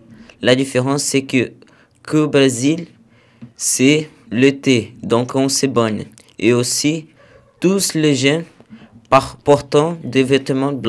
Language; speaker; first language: French; non-native, learner; Portuguese